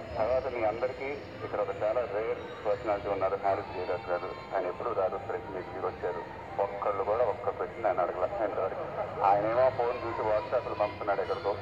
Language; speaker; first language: Telugu; native; Telugu